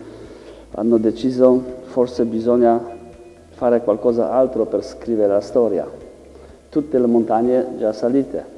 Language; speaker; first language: Italian; non-native, learner; Polish